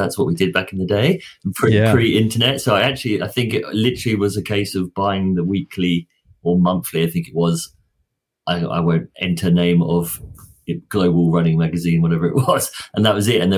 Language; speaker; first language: English; native; English